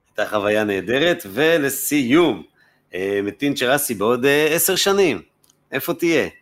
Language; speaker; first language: Hebrew; native; Hebrew